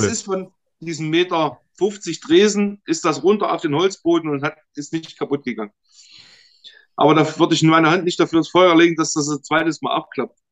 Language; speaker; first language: German; native; German